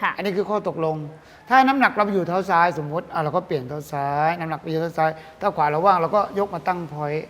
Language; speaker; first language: Thai; native; Thai